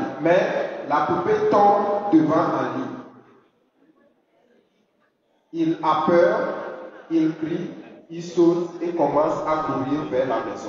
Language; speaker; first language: French; non-native, fluent; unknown